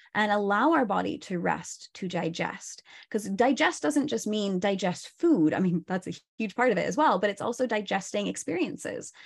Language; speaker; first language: English; native; English